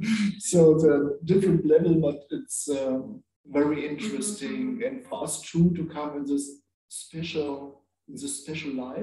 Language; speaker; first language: English; non-native, learner; German